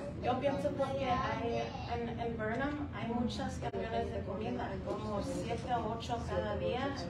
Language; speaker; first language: Spanish; early bilingual, heritage; Spanish